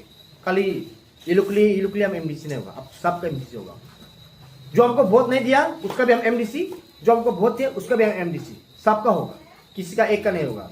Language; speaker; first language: Hindi; non-native, local second language; Garo